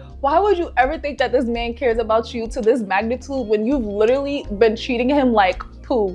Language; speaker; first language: English; native; English